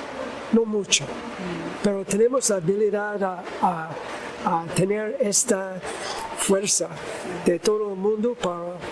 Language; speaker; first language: Spanish; non-native, learner; English